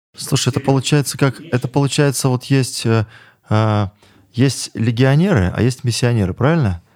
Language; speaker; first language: Russian; native; Russian